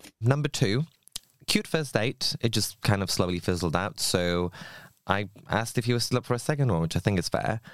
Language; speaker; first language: English; non-native, fluent; Polish